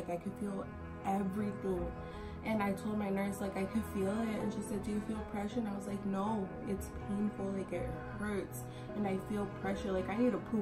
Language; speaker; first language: English; early bilingual, other home language; Spanish